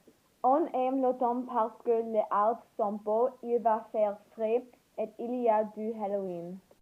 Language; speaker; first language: French; non-native, learner; English